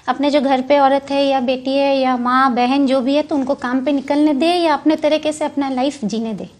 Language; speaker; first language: Hindi; non-native, local second language; Bangla